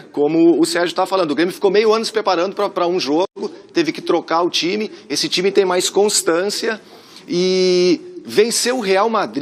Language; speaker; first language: Portuguese; native; Portuguese